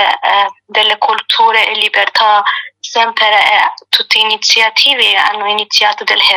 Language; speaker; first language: Italian; non-native, learner; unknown